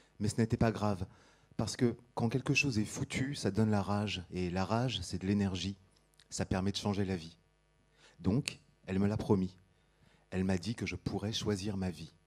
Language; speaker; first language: French; native; French